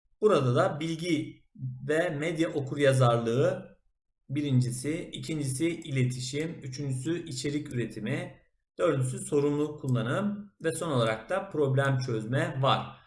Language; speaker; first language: Turkish; native; Turkish